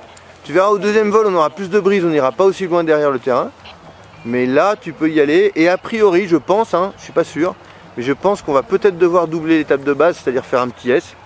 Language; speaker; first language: French; native; French